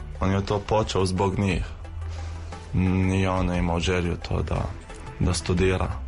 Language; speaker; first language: Serbian; non-native, fluent; Arabic